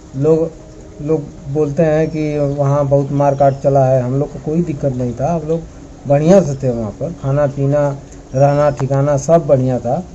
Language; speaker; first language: Hindi; native; Hindi